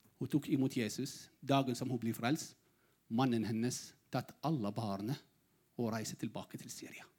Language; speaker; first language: Norwegian; non-native, learner; Arabic